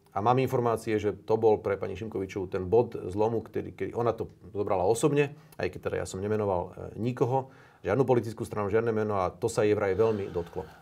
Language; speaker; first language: Slovak; native; Slovak